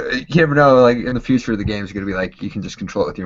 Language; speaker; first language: English; native; English